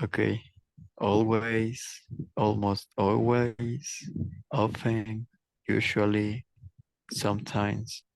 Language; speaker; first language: English; non-native, learner; Spanish